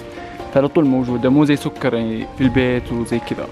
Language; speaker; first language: Arabic; native; Arabic